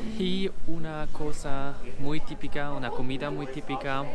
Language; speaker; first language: Spanish; non-native, learner; German